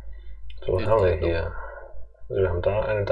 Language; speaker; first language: German; native; German